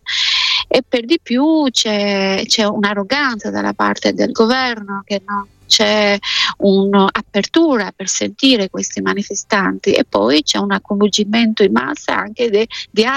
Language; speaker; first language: Italian; non-native, fluent; Albanian